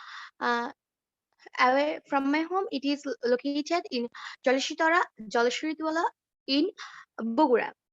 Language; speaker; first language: English; non-native, learner; Bangla